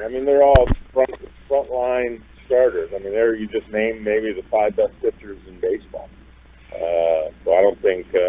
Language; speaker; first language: English; native; English